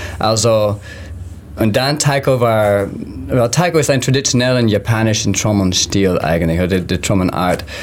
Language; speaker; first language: German; non-native, learner; English